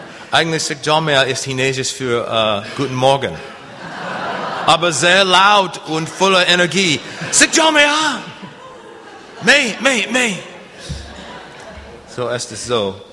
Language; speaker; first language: German; non-native, learner; English